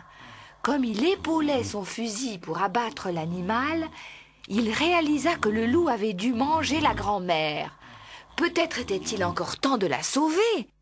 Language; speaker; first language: French; native; French